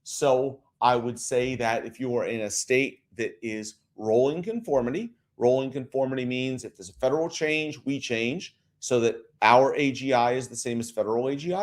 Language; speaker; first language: English; native; English